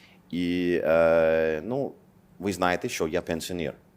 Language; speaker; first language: Ukrainian; non-native, learner; English